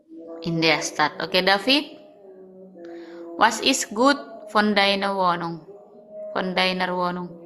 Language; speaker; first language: German; non-native, learner; Indonesian